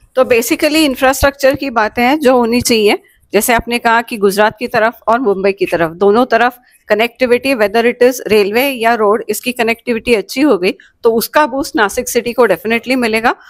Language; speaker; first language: Hindi; non-native, local second language; Marathi